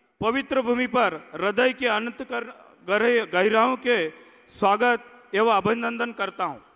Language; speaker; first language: Hindi; non-native, local second language; Marathi